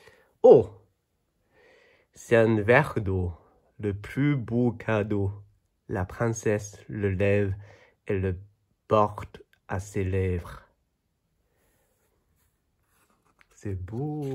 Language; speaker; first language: French; non-native, fluent; Chinese